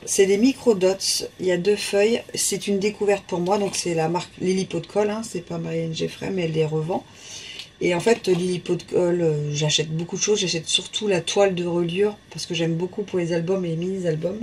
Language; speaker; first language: French; native; French